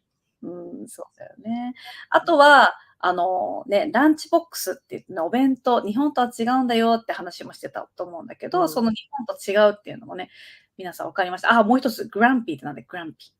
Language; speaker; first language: Japanese; native; Japanese